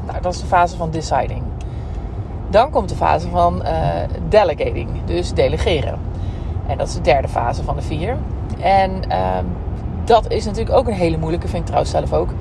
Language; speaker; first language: Dutch; native; Dutch